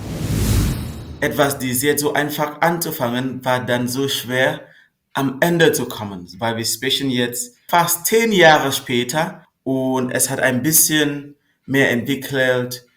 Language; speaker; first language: German; non-native, fluent; Northern Sotho